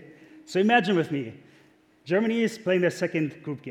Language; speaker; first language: English; non-native, fluent; German